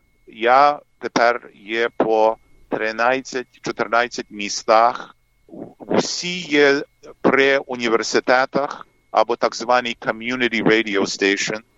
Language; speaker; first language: Ukrainian; early bilingual, heritage; English